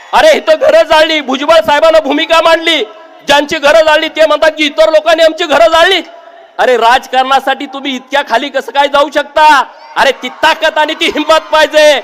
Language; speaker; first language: Marathi; native; Marathi